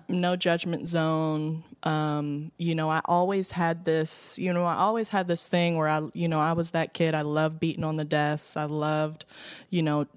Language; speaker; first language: English; native; English